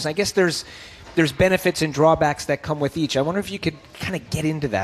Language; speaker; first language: English; native; English